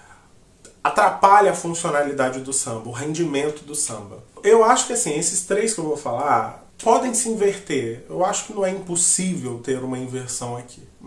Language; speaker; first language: Portuguese; native; Portuguese